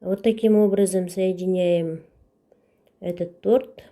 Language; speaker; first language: Russian; non-native, local second language; Kazakh